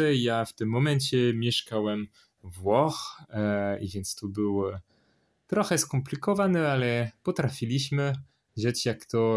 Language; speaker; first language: Polish; non-native, learner; French